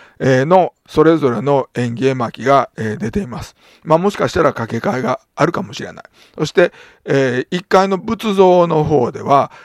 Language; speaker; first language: Japanese; native; Japanese